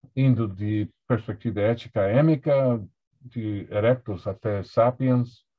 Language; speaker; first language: Portuguese; non-native, fluent; English